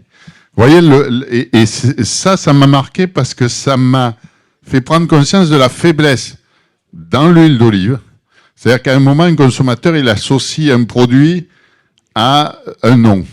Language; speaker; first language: French; native; French